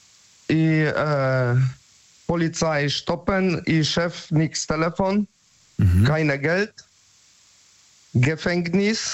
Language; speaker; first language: German; non-native, learner; Polish